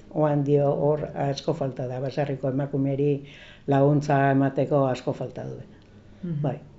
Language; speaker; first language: Basque; native; Basque